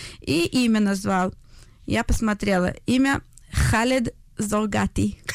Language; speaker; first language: Russian; native; Russian